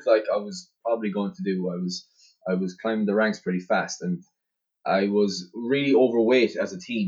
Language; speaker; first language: English; native; English